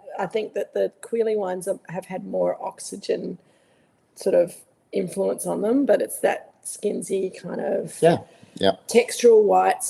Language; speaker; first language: English; native; English